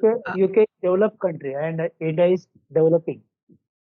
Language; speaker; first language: English; non-native, learner; Marathi